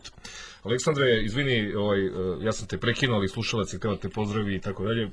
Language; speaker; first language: Serbian; native; Serbian